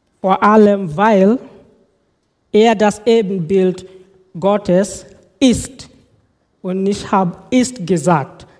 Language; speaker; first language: German; non-native, fluent; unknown